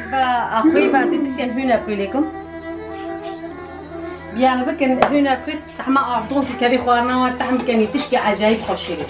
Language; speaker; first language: German; non-native, learner; Kurdish